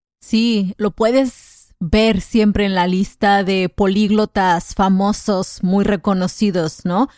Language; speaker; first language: Spanish; native; Spanish